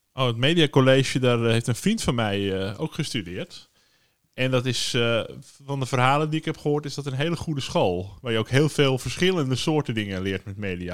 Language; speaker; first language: Dutch; native; Dutch